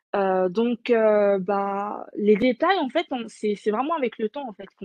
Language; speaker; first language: French; native; French